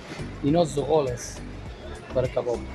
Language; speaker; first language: Portuguese; non-native, learner; Persian